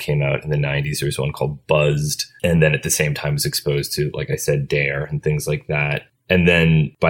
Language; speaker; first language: English; native; English